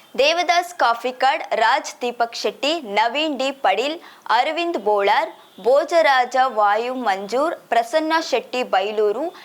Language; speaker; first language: Kannada; native; Kannada